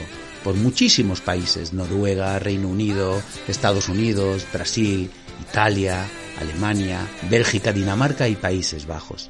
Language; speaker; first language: Spanish; native; Spanish